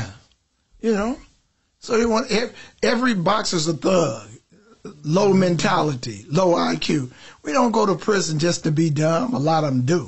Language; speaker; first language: English; native; English